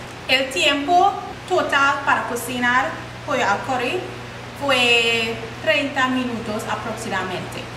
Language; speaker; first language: Spanish; non-native, learner; English